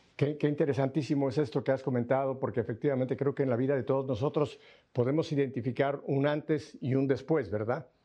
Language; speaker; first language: Spanish; native; Spanish